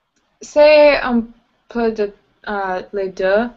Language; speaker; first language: French; non-native, learner; English